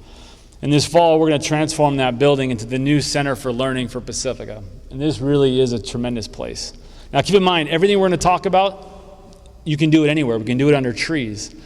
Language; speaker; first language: English; native; English